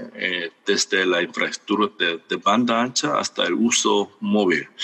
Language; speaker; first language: Spanish; non-native, fluent; Korean